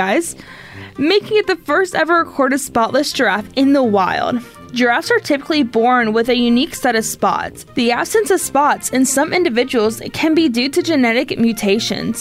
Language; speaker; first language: English; native; English